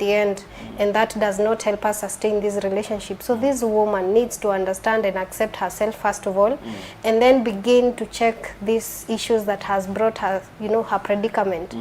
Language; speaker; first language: English; non-native, local second language; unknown